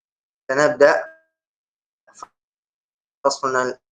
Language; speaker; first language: Arabic; non-native, fluent; Malay